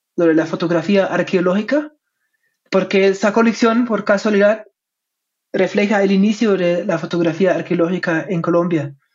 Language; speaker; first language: Spanish; non-native, fluent; German